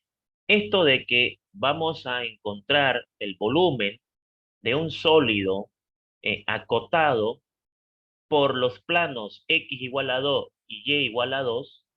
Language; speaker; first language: Spanish; native; Spanish